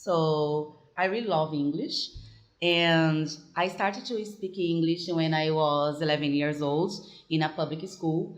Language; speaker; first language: English; non-native, fluent; Portuguese